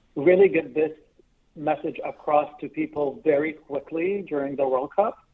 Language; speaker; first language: English; non-native, fluent; Arabic